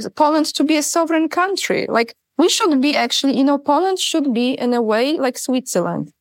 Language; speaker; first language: English; non-native, fluent; Polish